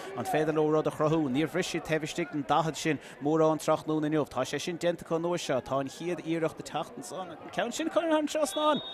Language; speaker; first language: Irish; native; Irish